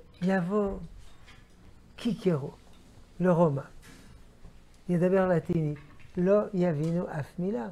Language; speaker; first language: Hebrew; non-native, fluent; French